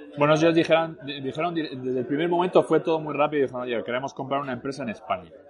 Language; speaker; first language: Spanish; early bilingual, other home language; French